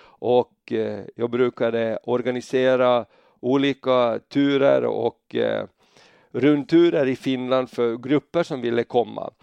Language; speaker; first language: Swedish; native; Swedish